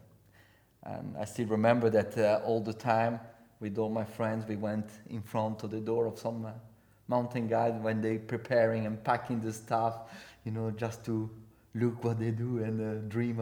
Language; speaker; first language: English; non-native, fluent; Italian